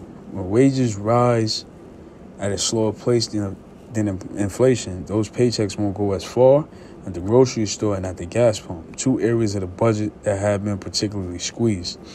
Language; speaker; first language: English; native; English